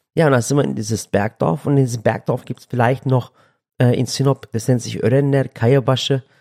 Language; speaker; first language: German; early bilingual, other home language; Turkish